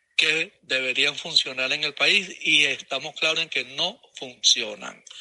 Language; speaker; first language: Spanish; native; Spanish